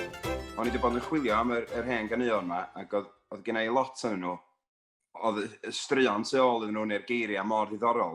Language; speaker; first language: Welsh; native; Welsh